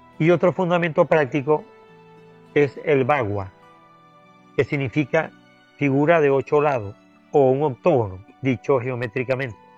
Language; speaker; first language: Spanish; native; Spanish